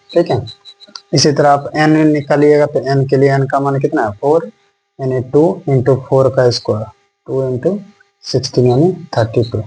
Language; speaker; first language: Hindi; native; Hindi